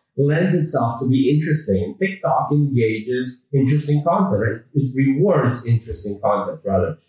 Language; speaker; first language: English; native; English